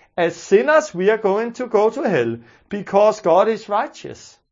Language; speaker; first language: English; non-native, fluent; Danish